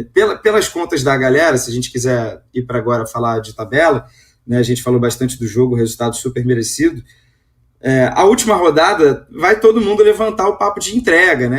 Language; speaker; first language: Portuguese; native; Portuguese